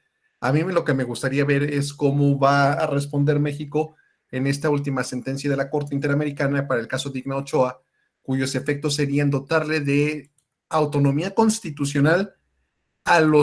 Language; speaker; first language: Spanish; native; Spanish